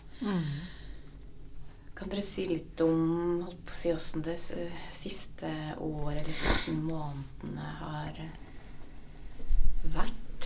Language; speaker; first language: Norwegian; native; Norwegian